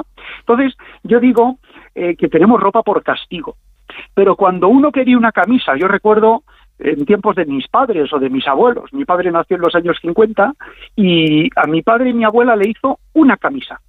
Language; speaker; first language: Spanish; native; Spanish